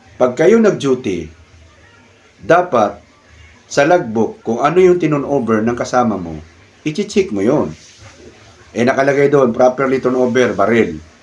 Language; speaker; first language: Filipino; non-native, local second language; Cebuano